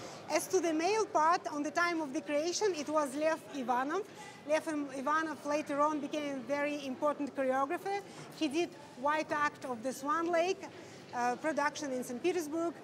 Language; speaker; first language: English; non-native, fluent; Russian